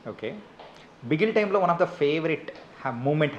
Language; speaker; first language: Telugu; native; Telugu